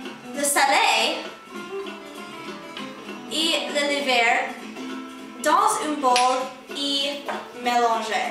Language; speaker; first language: French; non-native, learner; English